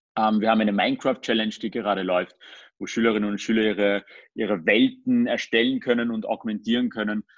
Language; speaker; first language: German; early bilingual, other home language; Armenian